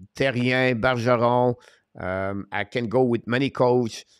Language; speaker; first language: English; non-native, fluent; French